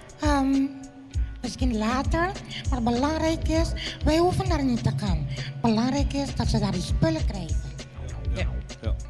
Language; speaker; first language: Dutch; non-native, local second language; Papiamento